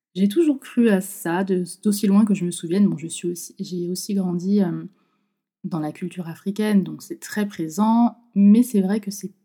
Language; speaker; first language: French; native; French